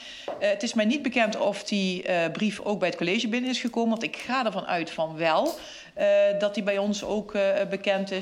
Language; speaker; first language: Dutch; native; Dutch